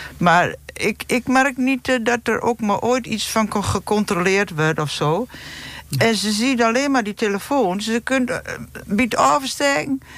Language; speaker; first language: Dutch; native; Dutch